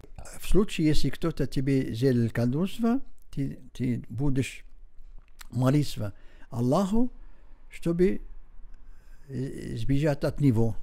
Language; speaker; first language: Russian; non-native, learner; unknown